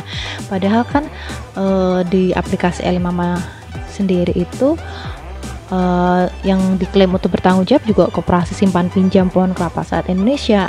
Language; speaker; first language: Indonesian; native; Indonesian